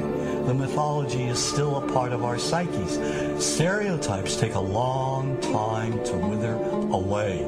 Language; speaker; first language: English; native; English